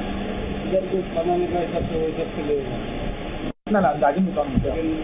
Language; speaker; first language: Hindi; non-native, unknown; Bangla